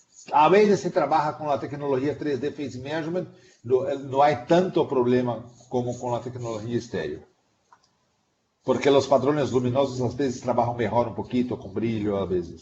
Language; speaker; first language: Spanish; non-native, fluent; Portuguese